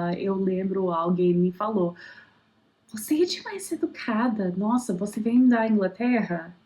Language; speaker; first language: Portuguese; non-native, fluent; English